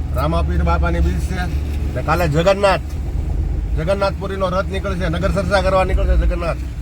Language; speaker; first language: Gujarati; native; Gujarati